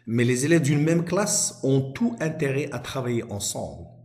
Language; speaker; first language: French; non-native, local second language; Arabic